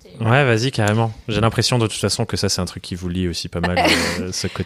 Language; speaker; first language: French; native; French